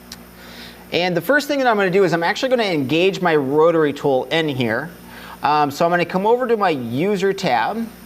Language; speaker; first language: English; native; English